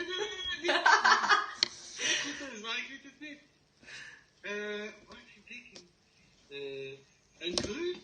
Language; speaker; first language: Dutch; non-native, learner; French